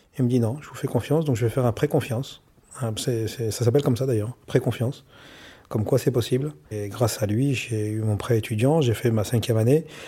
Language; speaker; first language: French; native; French